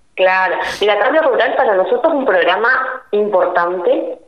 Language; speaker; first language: Spanish; native; Spanish